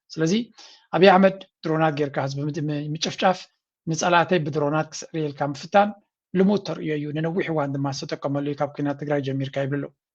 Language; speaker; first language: Tigrinya; native; Tigrinya